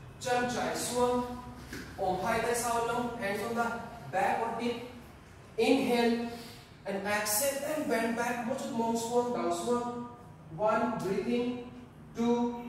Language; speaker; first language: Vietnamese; non-native, learner; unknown